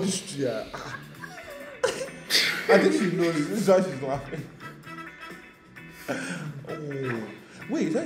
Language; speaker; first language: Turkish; non-native, learner; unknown